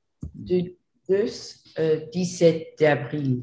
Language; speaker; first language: French; non-native, learner; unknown